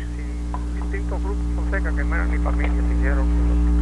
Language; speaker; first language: Spanish; native; Spanish